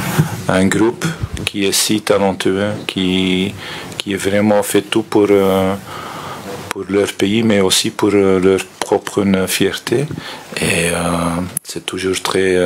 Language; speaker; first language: French; non-native, fluent; Dutch